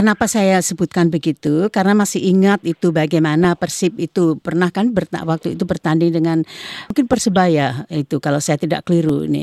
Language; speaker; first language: Indonesian; native; Indonesian